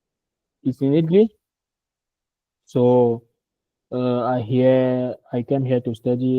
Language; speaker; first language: English; non-native, learner; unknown